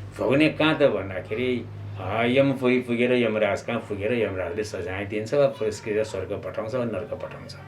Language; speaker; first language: Nepali; non-native, local second language; Newari